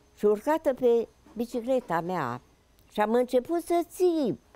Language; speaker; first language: Romanian; native; Romanian